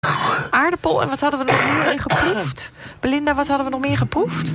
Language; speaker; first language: Dutch; native; Dutch